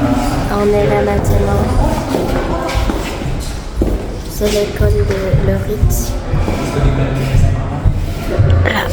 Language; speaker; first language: French; non-native, learner; Indonesian